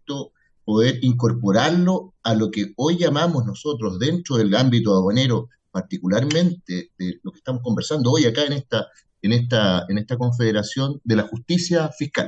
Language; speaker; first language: Spanish; native; Spanish